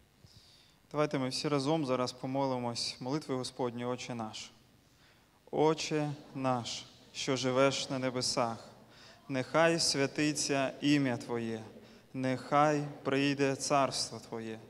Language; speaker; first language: Ukrainian; native; Ukrainian